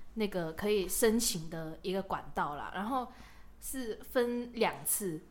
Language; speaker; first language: Chinese; non-native, local second language; Cantonese